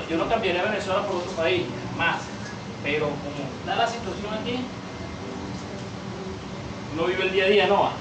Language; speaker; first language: Spanish; native; Spanish